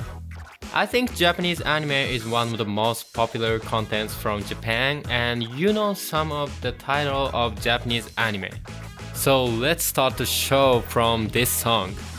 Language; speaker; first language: English; non-native, fluent; Japanese